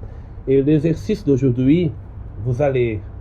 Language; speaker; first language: French; non-native, learner; Portuguese